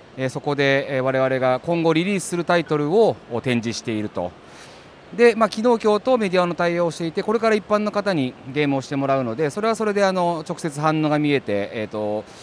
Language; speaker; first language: Japanese; native; Japanese